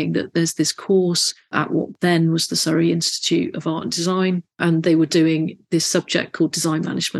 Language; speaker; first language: English; native; English